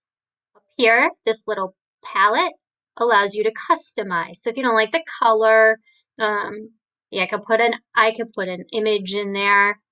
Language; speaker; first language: English; native; English